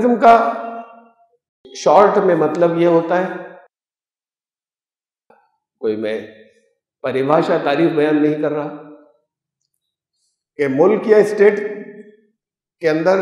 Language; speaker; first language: Urdu; native; Urdu